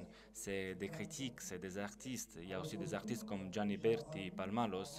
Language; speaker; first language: French; non-native, fluent; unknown